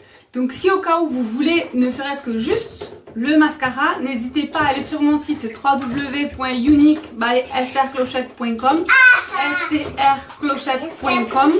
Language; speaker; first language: French; native; French